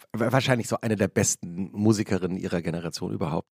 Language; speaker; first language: German; native; German